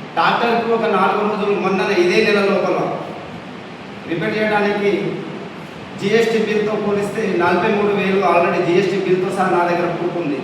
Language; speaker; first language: Telugu; non-native, local second language; Lambadi